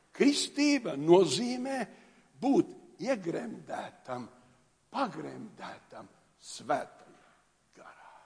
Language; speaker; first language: Latvian; native; Latvian